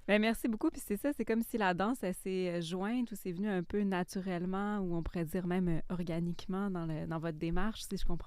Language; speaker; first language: French; native; French